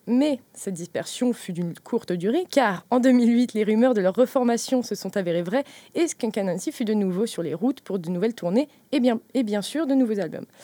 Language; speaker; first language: French; native; French